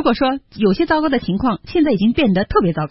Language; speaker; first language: Chinese; native; Chinese